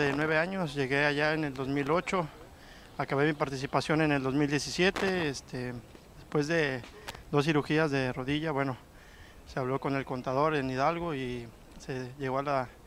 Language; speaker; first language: Spanish; native; Spanish